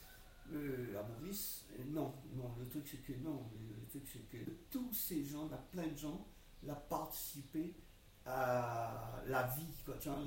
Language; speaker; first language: French; non-native, local second language; Réunion Creole French